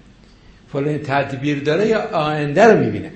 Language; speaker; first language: Persian; native; Persian